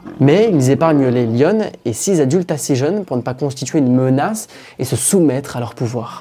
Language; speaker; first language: French; native; French